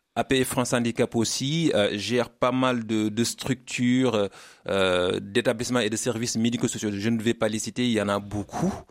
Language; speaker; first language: French; non-native, local second language; Wolof